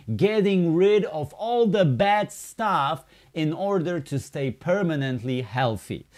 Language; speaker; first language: English; non-native, fluent; Polish